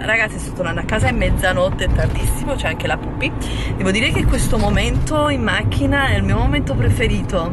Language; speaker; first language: Italian; native; Italian